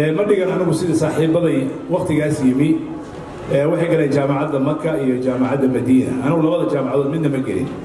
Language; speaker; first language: Somali; early bilingual, heritage; Somali